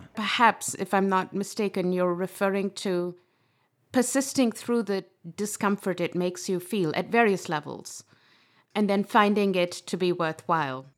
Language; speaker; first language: English; non-native, local second language; Urdu